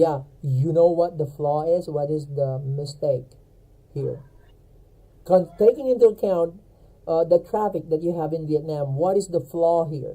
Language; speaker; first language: English; non-native, fluent; Filipino